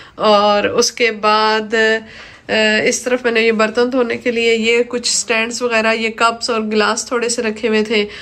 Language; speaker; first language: Urdu; non-native, local second language; Punjabi